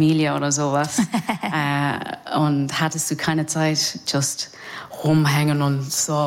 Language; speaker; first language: German; non-native, fluent; English